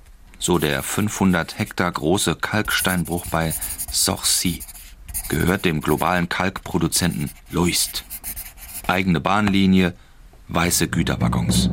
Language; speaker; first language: German; native; German